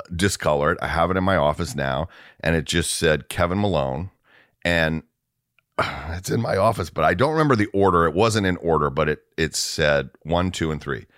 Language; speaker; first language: English; native; English